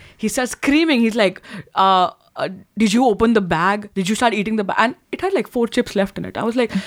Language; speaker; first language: English; non-native, local second language; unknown